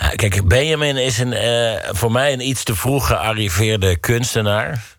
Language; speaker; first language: Dutch; native; Dutch